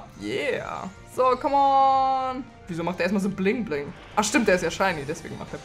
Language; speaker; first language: German; native; German